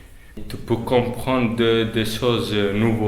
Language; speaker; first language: French; non-native, learner; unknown